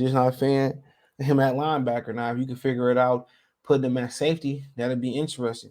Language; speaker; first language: English; native; English